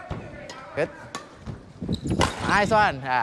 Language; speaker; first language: English; non-native, fluent; Indonesian